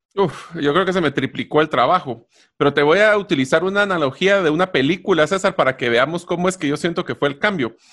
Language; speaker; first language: Spanish; native; Spanish